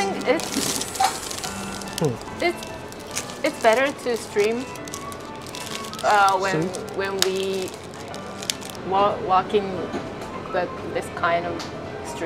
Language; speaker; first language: English; non-native, learner; Japanese